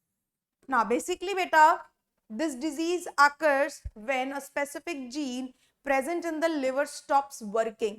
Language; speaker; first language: English; non-native, local second language; Hindi